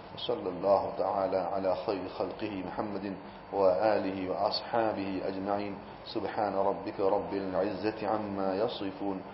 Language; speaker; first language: Arabic; non-native, fluent; Gujarati